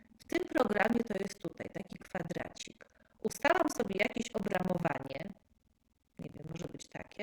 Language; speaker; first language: Polish; native; Polish